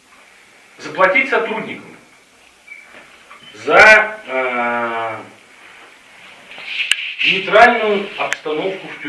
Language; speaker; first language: Russian; native; Russian